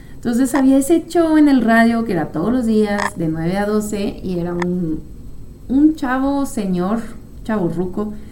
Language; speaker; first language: Spanish; non-native, fluent; French